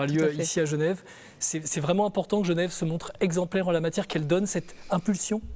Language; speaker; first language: French; native; French